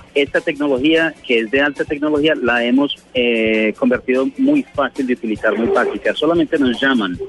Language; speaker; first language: Spanish; early bilingual, heritage; Spanish